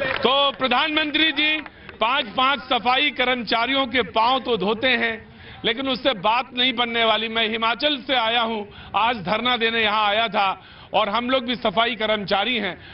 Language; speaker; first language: Hindi; native; Hindi